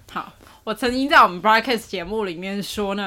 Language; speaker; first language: Chinese; native; Chinese